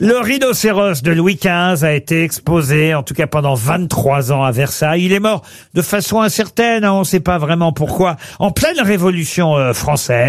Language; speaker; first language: French; native; French